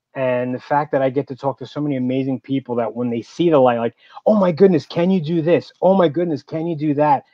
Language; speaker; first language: English; native; English